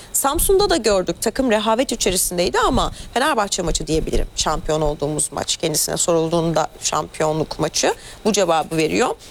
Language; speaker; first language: Turkish; native; Turkish